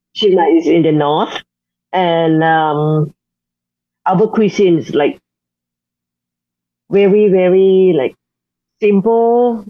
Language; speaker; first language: English; non-native, learner; Thai